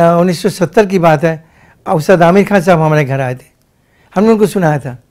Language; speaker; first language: Hindi; non-native, local second language; Bangla